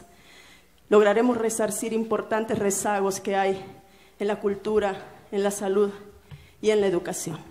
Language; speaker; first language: Spanish; native; Spanish